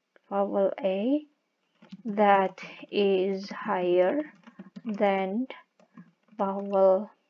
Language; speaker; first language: English; non-native, fluent; Indonesian